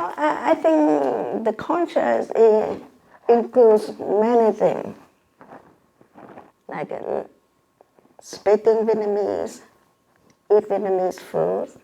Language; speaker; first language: English; non-native, learner; Vietnamese